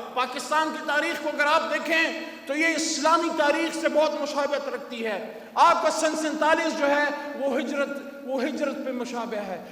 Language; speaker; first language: Urdu; non-native, local second language; Pashto